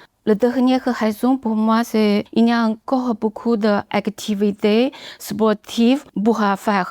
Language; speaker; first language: French; non-native, learner; Chinese